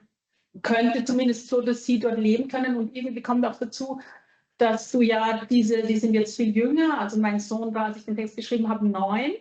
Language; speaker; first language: German; early bilingual, other home language; Albanian